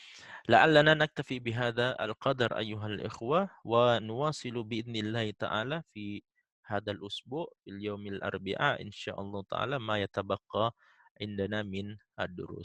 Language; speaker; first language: Arabic; non-native, fluent; Indonesian